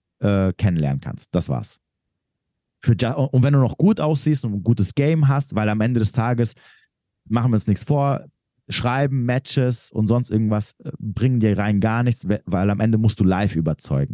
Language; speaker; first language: German; native; German